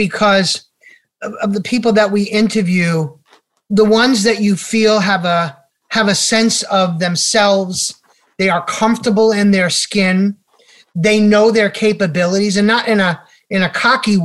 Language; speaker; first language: English; native; English